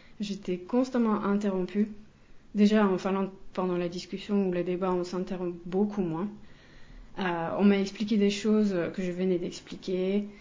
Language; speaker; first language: French; non-native, fluent; Finnish